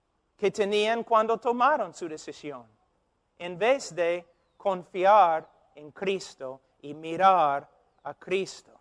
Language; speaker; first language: Spanish; non-native, fluent; English